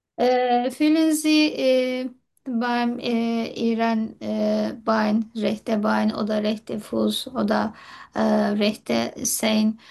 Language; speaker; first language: German; non-native, learner; Turkish